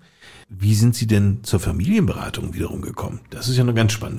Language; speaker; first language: German; native; German